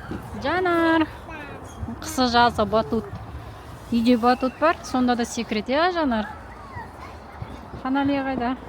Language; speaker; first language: Kazakh; native; Kazakh